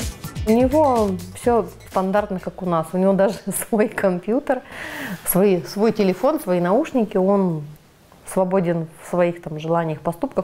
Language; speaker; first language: Russian; native; Russian